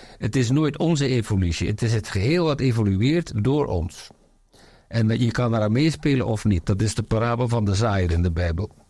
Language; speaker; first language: Dutch; native; Dutch